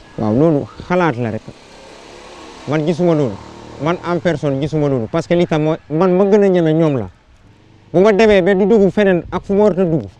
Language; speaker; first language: Wolof; non-native, local second language; Jola-Fonyi